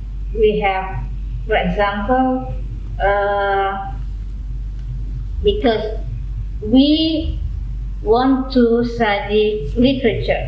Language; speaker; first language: English; non-native, fluent; Indonesian